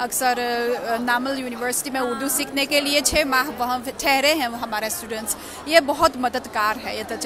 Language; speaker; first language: Hindi; non-native, fluent; Chinese